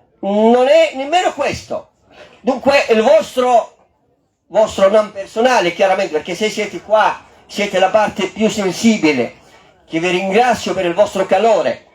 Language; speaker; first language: Italian; non-native, fluent; Arabic